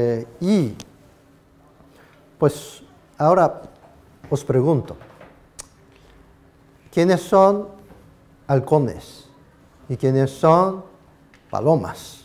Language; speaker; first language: Spanish; non-native, fluent; Japanese